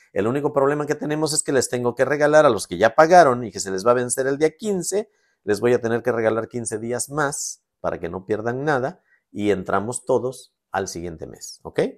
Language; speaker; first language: Spanish; native; Spanish